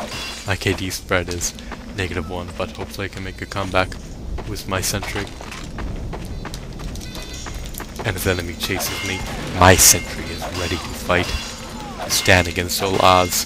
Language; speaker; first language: English; native; English